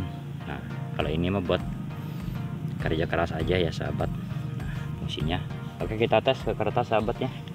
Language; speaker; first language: Indonesian; non-native, local second language; Sundanese